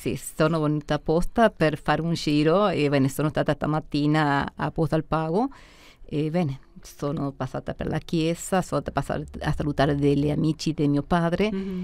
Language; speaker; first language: Italian; early bilingual, heritage; Spanish